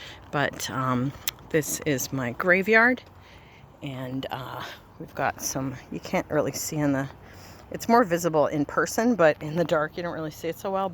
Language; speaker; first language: English; native; English